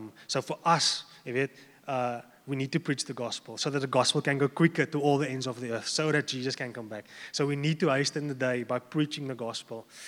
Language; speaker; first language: English; non-native, local second language; Afrikaans